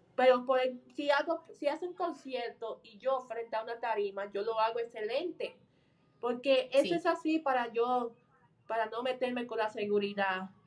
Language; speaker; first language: Spanish; native; Spanish